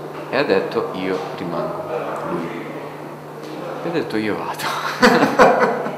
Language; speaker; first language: Italian; non-native, fluent; Bosnian